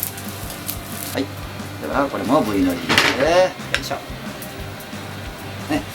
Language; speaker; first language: Japanese; native; Japanese